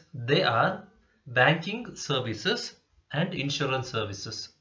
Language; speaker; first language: English; non-native, local second language; Kannada